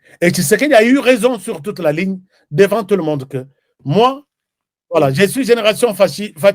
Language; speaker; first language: French; non-native, local second language; Lingala